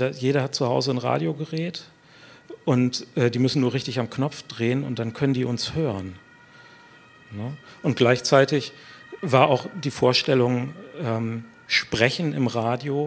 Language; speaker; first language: German; native; German